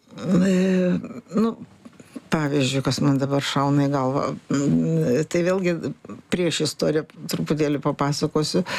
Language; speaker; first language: Lithuanian; early bilingual, heritage; Lithuanian